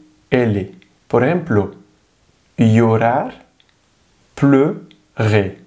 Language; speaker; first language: Spanish; non-native, fluent; French